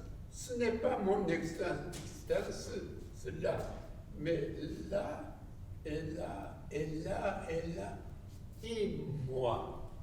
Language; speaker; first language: French; non-native, learner; Japanese